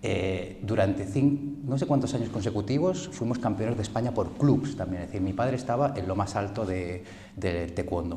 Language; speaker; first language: Spanish; early bilingual, other home language; Korean